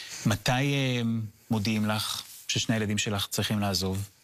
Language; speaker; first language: Hebrew; native; Hebrew